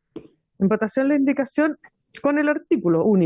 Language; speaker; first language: Spanish; native; Spanish